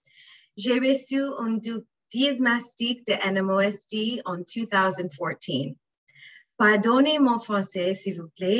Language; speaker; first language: French; non-native, learner; English